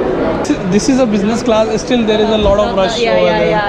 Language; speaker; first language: English; non-native, local second language; Hindi